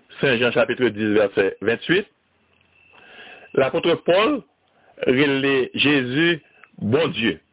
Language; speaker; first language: French; non-native, learner; Haitian Creole